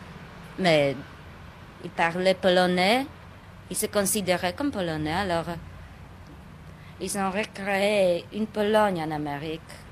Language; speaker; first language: French; non-native, fluent; Polish